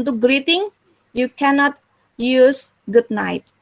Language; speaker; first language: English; non-native, fluent; Indonesian